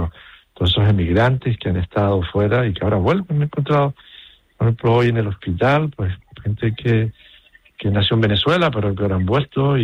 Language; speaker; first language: Spanish; native; Spanish